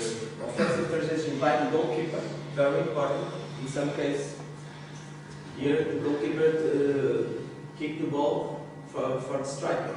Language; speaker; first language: English; non-native, learner; Portuguese